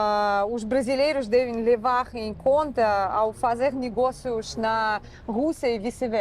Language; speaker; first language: Portuguese; non-native, fluent; Russian